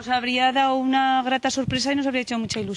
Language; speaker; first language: Spanish; native; Spanish